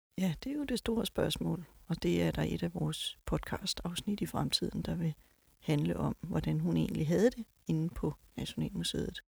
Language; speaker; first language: Danish; native; Danish